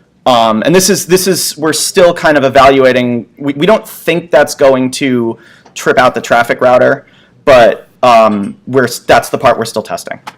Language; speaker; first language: English; native; English